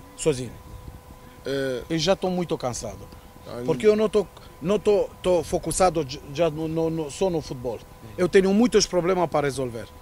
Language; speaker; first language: Portuguese; non-native, learner; Romanian